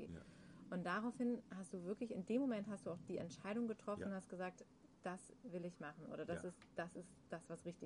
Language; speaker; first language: German; native; German